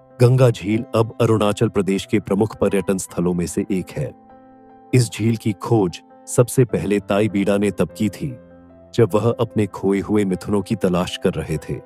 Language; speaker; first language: Hindi; non-native, local second language; Nyishi